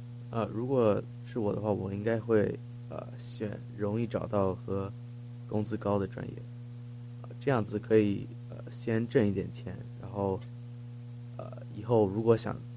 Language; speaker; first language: Chinese; early bilingual, heritage; Chinese